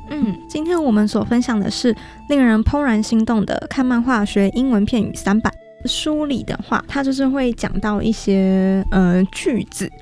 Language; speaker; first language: Chinese; native; Chinese